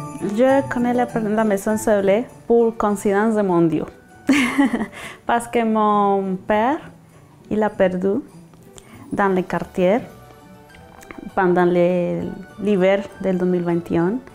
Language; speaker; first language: French; non-native, learner; Spanish